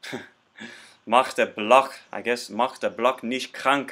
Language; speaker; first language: German; non-native, learner; English